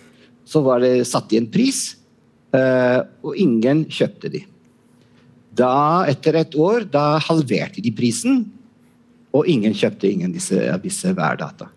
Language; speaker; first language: Norwegian; non-native, fluent; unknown